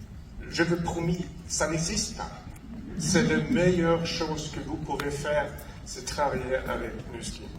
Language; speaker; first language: French; non-native, fluent; English